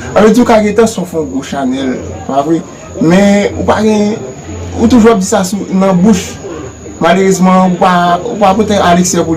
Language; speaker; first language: French; non-native, learner; Haitian Creole